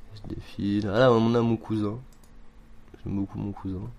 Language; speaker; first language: French; native; French